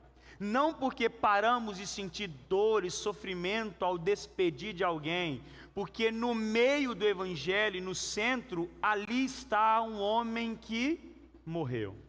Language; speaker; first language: Portuguese; native; Portuguese